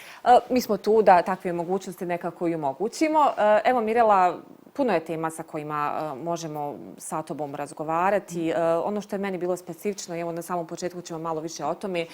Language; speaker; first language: Bosnian; native; Bosnian